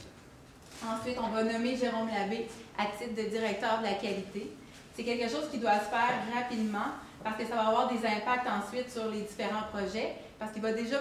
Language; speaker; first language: French; native; French